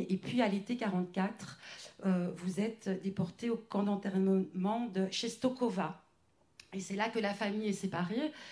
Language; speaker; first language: French; native; French